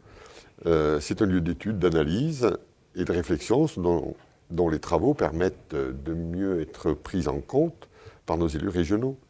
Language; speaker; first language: French; native; French